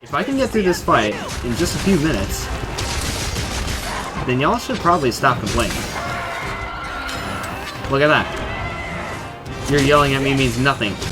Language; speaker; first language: English; native; English